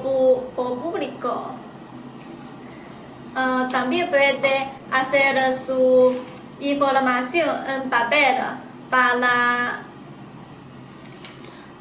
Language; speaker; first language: Spanish; non-native, learner; Chinese